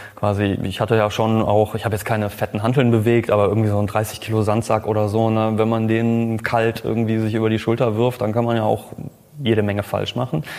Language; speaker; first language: German; native; German